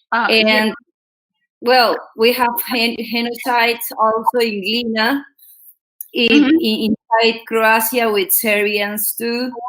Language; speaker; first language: English; non-native, learner; Spanish